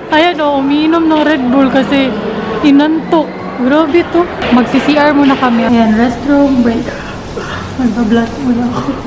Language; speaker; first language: Filipino; non-native, local second language; Cebuano